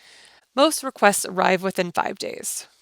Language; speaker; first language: English; native; English